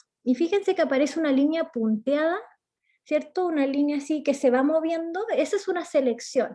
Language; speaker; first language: Spanish; native; Spanish